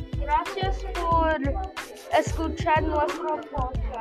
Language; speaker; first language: Spanish; non-native, learner; English